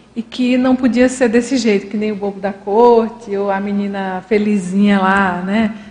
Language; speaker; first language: Portuguese; native; Portuguese